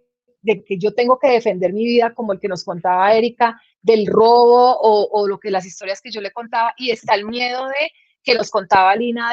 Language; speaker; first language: Spanish; native; Spanish